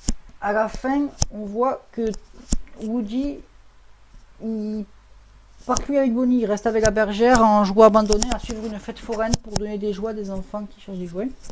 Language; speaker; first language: French; native; French